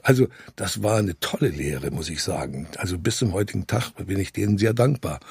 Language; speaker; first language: German; native; German